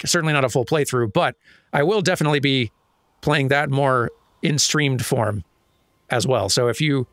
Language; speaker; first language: English; native; English